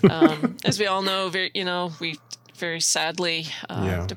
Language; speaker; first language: English; native; English